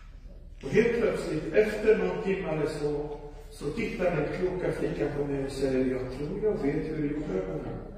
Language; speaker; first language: Swedish; non-native, fluent; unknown